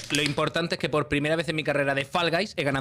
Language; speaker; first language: Spanish; native; Spanish